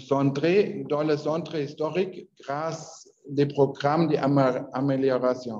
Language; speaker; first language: French; non-native, learner; Spanish